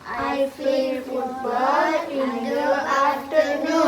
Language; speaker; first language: English; non-native, learner; Indonesian